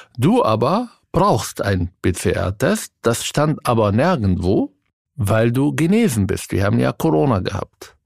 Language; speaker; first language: German; non-native, fluent; Arabic